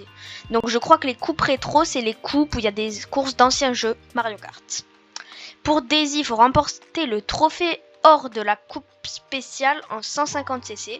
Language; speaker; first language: French; native; French